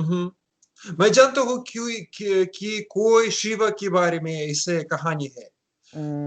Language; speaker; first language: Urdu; non-native, fluent; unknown